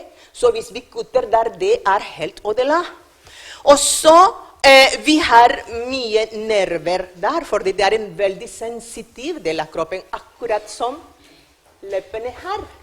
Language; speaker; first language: Norwegian; non-native, learner; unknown